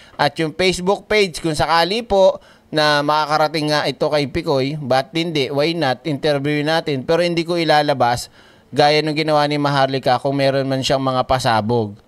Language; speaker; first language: Filipino; native; Filipino